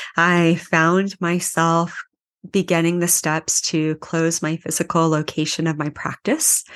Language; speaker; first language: English; native; English